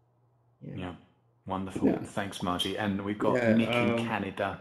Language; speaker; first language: English; native; English